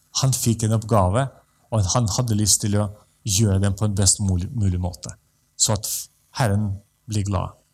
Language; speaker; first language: Norwegian; non-native, fluent; Russian